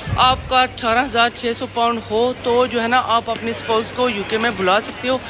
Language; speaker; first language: Urdu; non-native, local second language; Punjabi